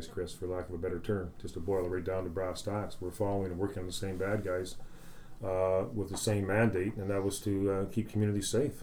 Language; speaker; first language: English; native; English